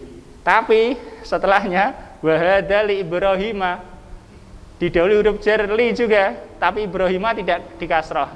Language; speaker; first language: Indonesian; native; Indonesian